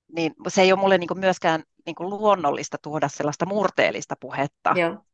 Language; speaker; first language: Finnish; native; Finnish